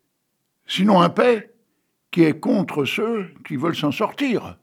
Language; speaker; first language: French; native; French